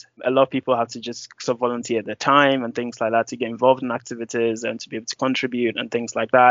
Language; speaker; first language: English; non-native, local second language; Yoruba